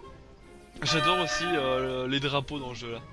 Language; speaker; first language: French; native; French